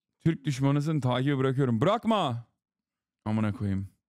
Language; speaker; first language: Turkish; early bilingual, heritage; Turkish